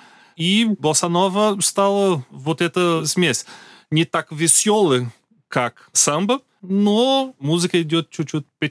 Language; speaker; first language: Russian; non-native, learner; Portuguese